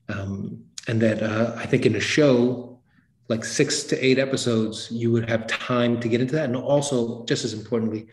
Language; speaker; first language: English; native; English